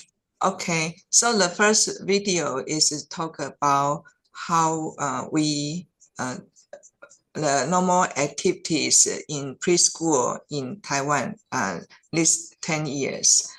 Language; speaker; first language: English; non-native, fluent; Chinese